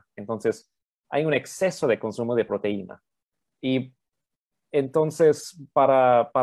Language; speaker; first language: Spanish; early bilingual, heritage; Spanish